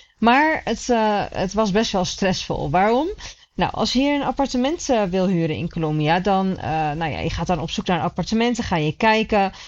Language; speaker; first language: Dutch; native; Dutch